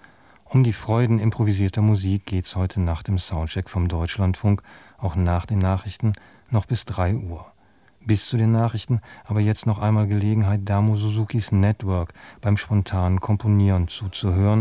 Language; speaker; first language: German; native; German